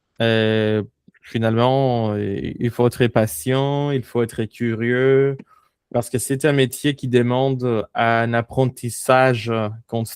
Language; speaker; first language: French; non-native, fluent; Spanish